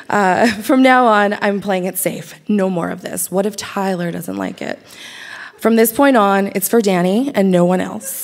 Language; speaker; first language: English; native; English